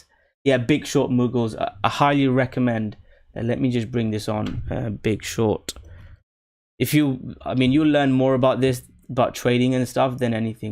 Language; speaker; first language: English; native; English